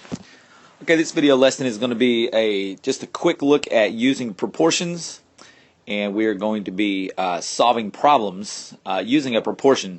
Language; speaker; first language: English; native; English